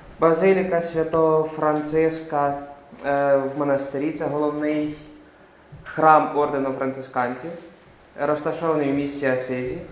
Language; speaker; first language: Ukrainian; native; Ukrainian